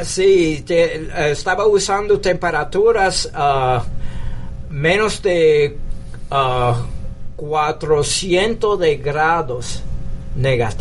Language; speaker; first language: Spanish; early bilingual, heritage; English